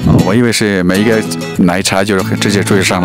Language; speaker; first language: Chinese; non-native, learner; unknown